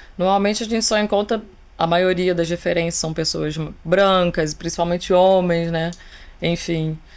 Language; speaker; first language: Portuguese; native; Portuguese